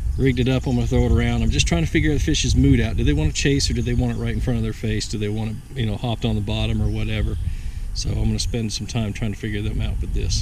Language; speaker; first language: English; native; English